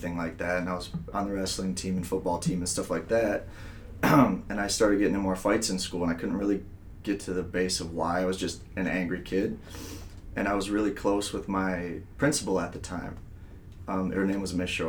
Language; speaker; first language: English; native; English